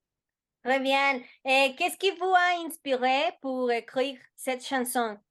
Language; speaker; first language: French; non-native, learner; Spanish